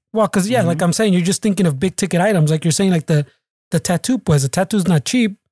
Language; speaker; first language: English; early bilingual, other home language; Spanish